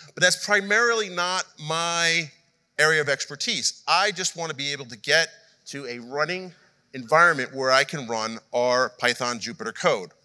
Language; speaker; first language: English; native; English